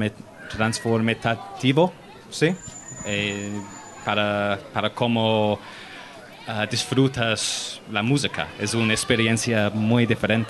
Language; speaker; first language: Spanish; non-native, learner; English